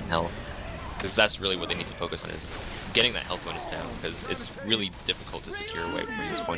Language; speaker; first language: English; native; English